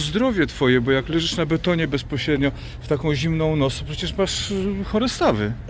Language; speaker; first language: Polish; native; Polish